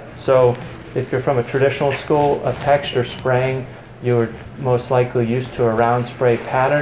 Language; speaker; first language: English; native; English